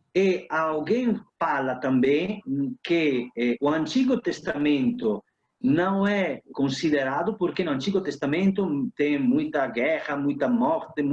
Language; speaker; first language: Portuguese; non-native, fluent; Italian